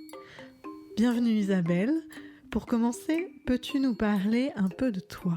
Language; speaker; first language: French; native; French